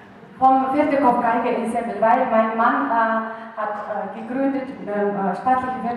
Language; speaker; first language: German; non-native, learner; Mongolian